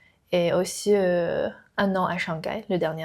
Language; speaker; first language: French; non-native, learner; Chinese